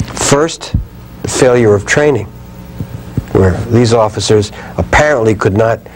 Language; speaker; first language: English; native; English